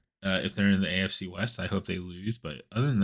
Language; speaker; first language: English; native; English